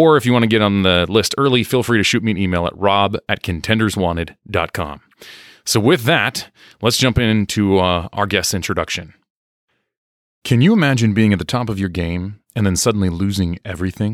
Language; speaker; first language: English; native; English